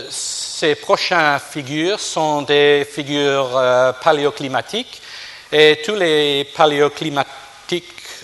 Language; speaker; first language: French; non-native, fluent; English